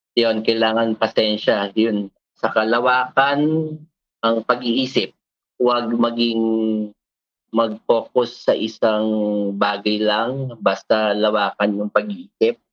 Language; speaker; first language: Filipino; native; Filipino